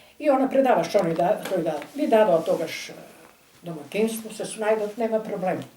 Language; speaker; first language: Macedonian; native; Macedonian